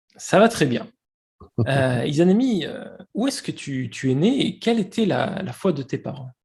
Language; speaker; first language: French; native; French